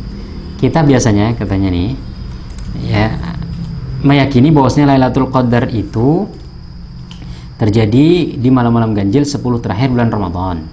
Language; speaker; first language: Indonesian; native; Indonesian